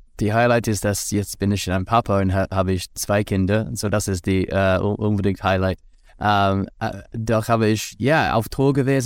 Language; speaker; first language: German; non-native, learner; English